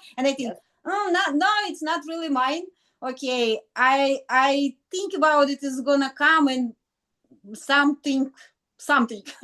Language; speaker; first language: English; non-native, learner; Russian